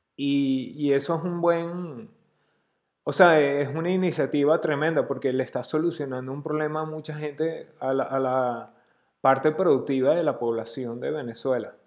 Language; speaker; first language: Spanish; native; Spanish